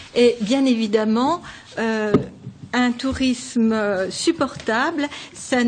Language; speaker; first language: French; native; French